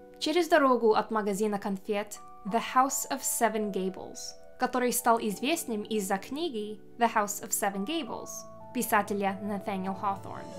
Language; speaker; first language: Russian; non-native, learner; English